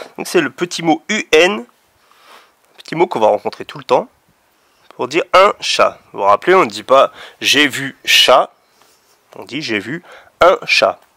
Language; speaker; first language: French; native; French